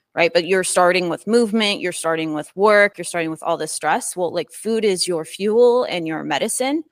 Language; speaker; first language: English; native; English